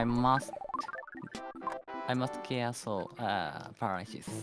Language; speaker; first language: English; non-native, learner; Japanese